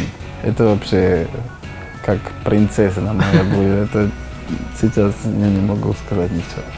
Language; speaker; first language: Russian; non-native, learner; Slovak